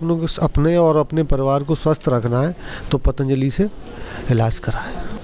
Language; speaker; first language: Hindi; native; Hindi